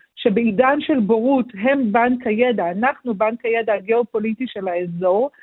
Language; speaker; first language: Hebrew; native; Hebrew